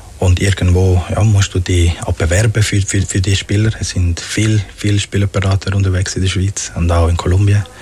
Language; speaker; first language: German; non-native, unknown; Spanish